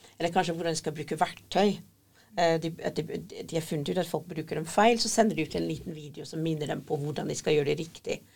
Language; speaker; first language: Norwegian; non-native, fluent; English